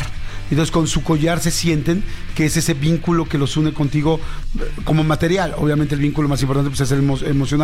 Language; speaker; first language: Spanish; native; Spanish